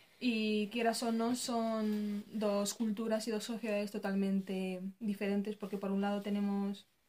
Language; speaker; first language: Spanish; early bilingual, other home language; Arabic